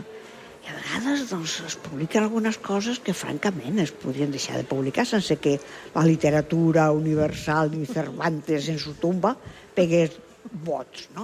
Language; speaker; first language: Catalan; non-native, local second language; Spanish